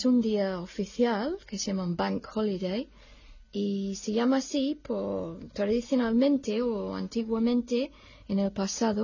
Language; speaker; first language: Spanish; non-native, fluent; English